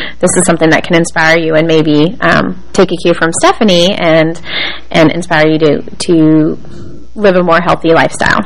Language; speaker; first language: English; native; English